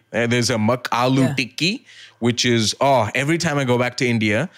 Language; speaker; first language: English; early bilingual, other home language; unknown